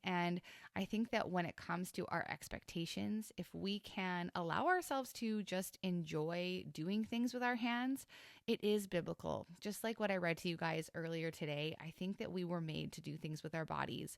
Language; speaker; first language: English; native; English